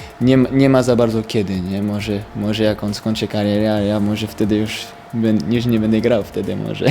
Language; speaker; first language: Polish; early bilingual, heritage; French